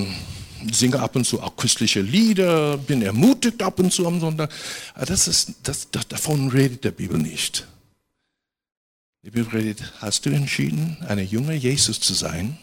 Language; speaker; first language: German; non-native, fluent; English